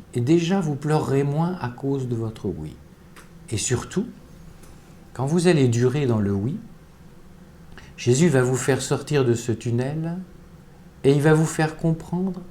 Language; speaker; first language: French; native; French